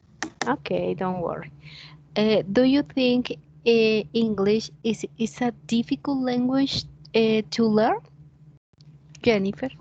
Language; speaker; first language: English; non-native, fluent; Spanish